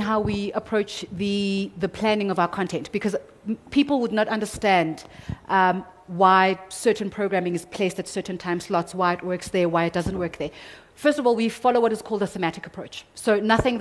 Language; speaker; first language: English; non-native, local second language; Zulu